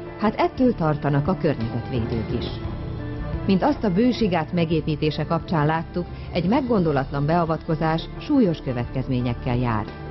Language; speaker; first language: Hungarian; native; Hungarian